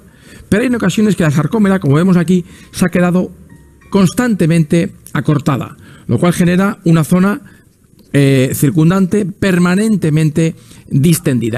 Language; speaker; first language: Spanish; native; Spanish